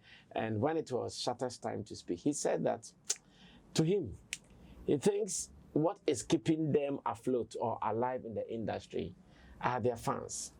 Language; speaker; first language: English; non-native, local second language; Akan